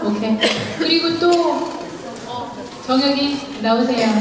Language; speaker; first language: Korean; native; Korean